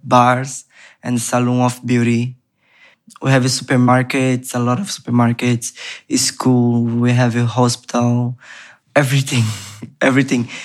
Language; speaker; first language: English; non-native, learner; Portuguese